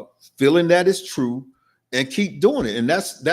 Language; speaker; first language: English; native; English